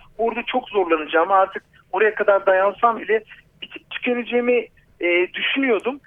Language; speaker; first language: Turkish; native; Turkish